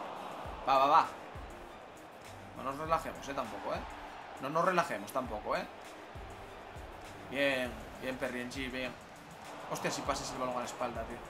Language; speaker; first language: Spanish; native; Spanish